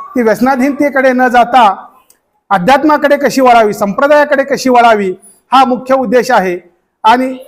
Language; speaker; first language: Marathi; native; Marathi